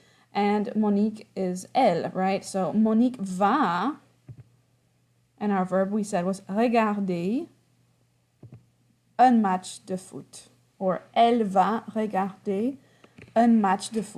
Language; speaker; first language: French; non-native, fluent; English